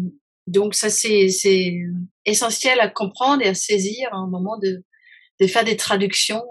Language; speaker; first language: French; non-native, fluent; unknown